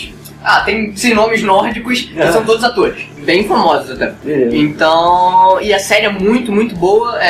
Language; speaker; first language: Portuguese; native; Portuguese